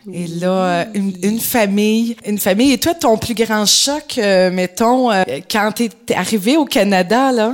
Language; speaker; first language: French; native; French